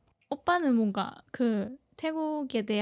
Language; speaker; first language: Korean; non-native, fluent; Thai